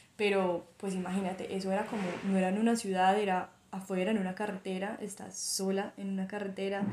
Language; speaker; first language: Spanish; native; Spanish